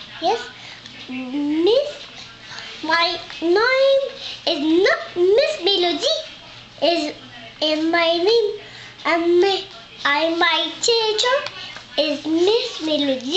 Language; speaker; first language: English; non-native, learner; French